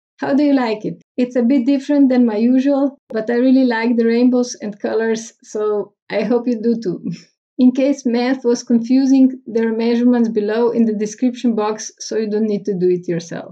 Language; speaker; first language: English; non-native, fluent; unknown